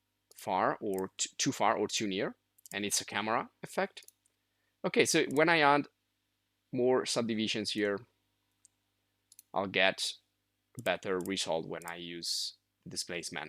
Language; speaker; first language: English; non-native, fluent; Italian